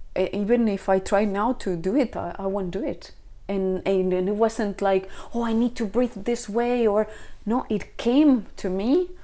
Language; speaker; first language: English; non-native, fluent; Spanish